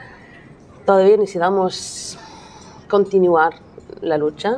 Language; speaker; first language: Spanish; non-native, learner; English